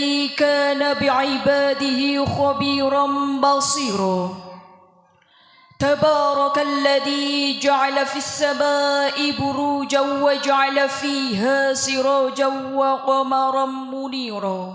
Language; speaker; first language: Arabic; non-native, learner; Indonesian